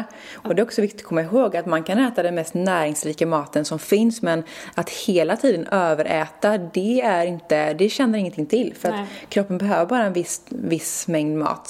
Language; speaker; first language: Swedish; native; Swedish